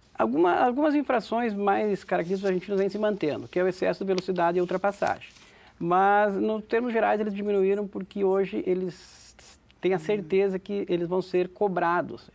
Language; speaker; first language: Portuguese; native; Portuguese